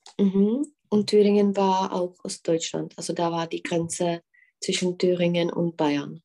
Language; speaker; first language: German; non-native, fluent; Czech